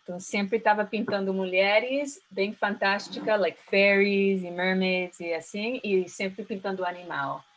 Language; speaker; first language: Portuguese; early bilingual, heritage; Portuguese